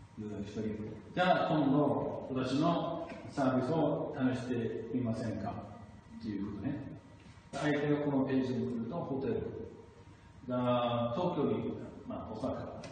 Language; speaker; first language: Japanese; non-native, fluent; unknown